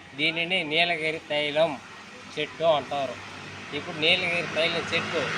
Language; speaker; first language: Telugu; native; Telugu